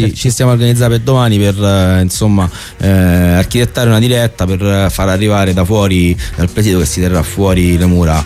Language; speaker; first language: Italian; native; Italian